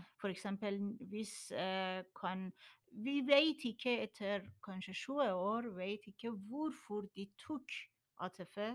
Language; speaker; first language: Norwegian; non-native, learner; Persian